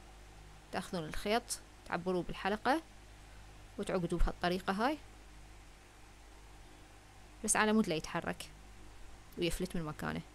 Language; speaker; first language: Arabic; native; Arabic